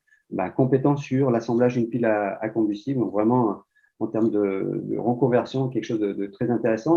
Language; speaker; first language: French; native; French